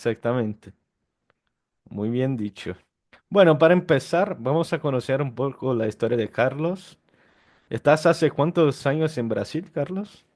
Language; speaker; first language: Spanish; non-native, fluent; Portuguese